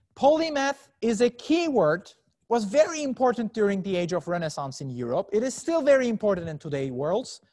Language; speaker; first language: English; non-native, fluent; Turkish